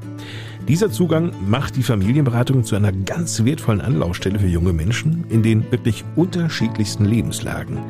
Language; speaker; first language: German; native; German